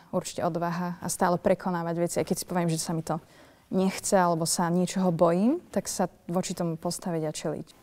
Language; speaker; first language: Slovak; native; Slovak